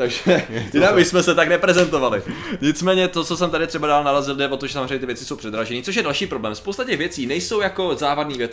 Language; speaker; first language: Czech; native; Czech